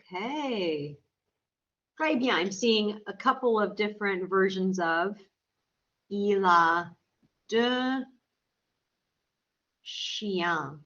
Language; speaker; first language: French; non-native, fluent; English